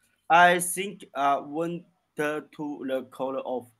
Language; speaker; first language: English; non-native, learner; Chinese